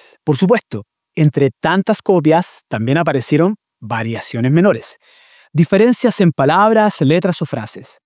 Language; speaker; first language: Spanish; native; Spanish